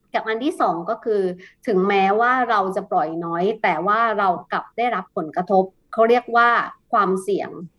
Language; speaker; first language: Thai; native; Thai